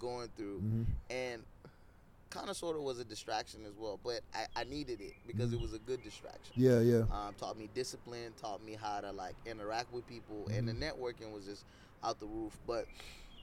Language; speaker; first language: English; non-native, local second language; Yoruba